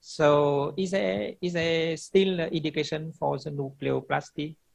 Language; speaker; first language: English; non-native, fluent; Vietnamese